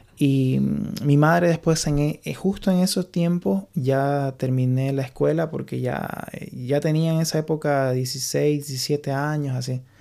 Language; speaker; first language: Spanish; native; Spanish